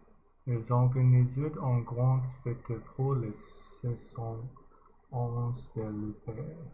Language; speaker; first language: French; non-native, learner; English